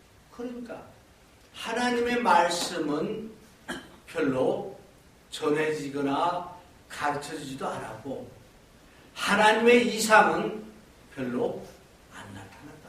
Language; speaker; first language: Korean; native; Korean